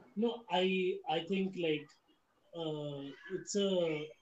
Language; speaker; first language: English; non-native, local second language; Hindi